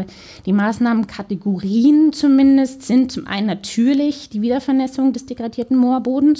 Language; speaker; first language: German; native; German